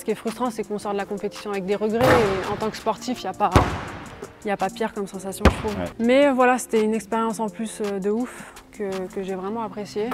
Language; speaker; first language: French; native; French